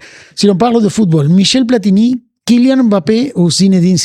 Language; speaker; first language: French; non-native, fluent; Spanish